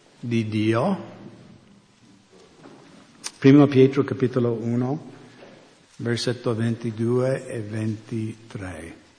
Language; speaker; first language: Italian; non-native, fluent; English